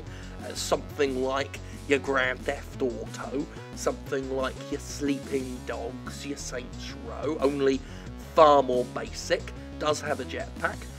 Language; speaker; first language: English; native; English